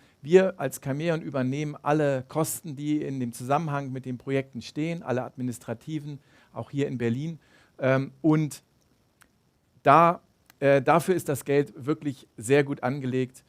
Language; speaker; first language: German; native; German